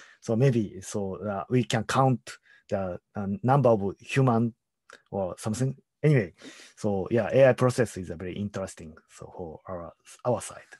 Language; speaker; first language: English; non-native, learner; Japanese